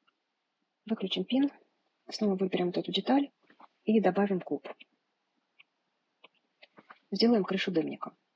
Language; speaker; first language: Russian; native; Russian